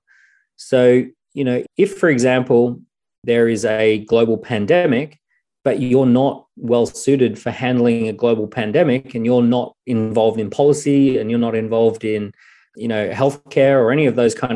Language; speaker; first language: English; native; English